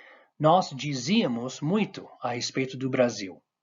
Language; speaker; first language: Portuguese; non-native, fluent; English